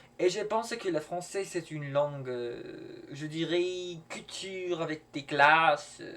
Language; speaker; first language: French; non-native, learner; English